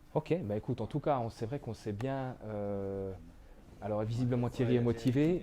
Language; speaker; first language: French; native; French